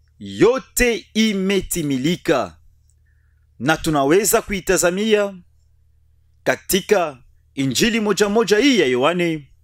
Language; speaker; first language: Swahili; native; Swahili